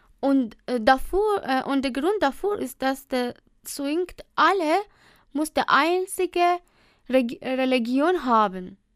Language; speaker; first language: German; non-native, learner; Persian